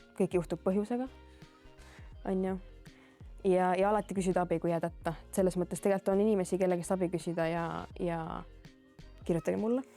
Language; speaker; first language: Estonian; native; Estonian